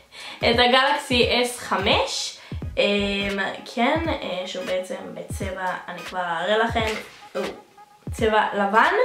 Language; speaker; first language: Hebrew; native; Hebrew